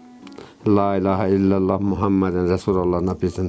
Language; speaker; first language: Russian; non-native, local second language; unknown